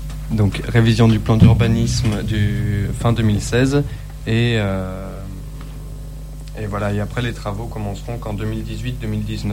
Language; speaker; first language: French; native; French